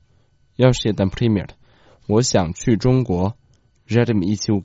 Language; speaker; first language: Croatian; non-native, learner; Chinese